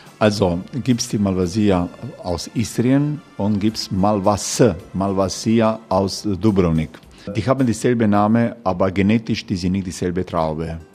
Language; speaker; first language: German; non-native, learner; Croatian